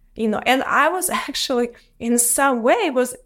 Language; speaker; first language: English; non-native, fluent; Ukrainian